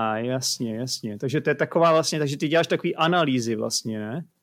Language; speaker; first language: Czech; native; Czech